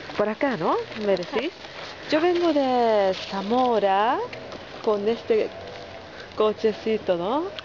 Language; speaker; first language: Spanish; non-native, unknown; Japanese